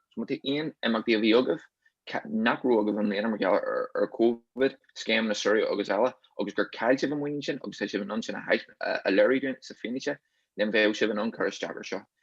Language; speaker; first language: Irish; native; Irish